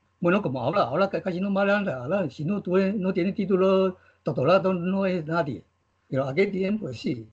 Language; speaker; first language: Spanish; non-native, learner; Chinese